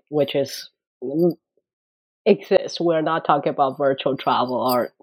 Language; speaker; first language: English; non-native, fluent; Chinese